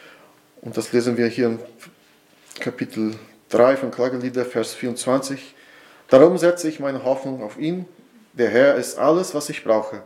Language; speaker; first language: German; non-native, fluent; Portuguese